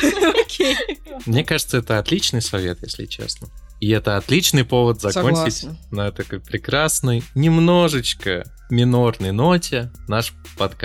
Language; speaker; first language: Russian; native; Russian